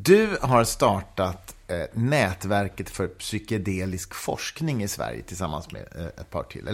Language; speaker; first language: Swedish; native; Swedish